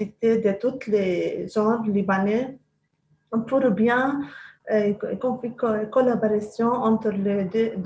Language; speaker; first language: French; non-native, local second language; Arabic